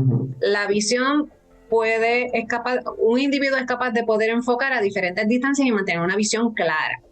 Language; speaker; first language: Spanish; native; Spanish